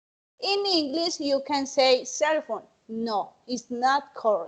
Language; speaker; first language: English; non-native, learner; Spanish